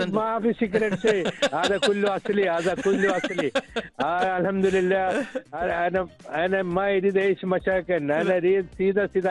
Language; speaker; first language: Arabic; non-native, learner; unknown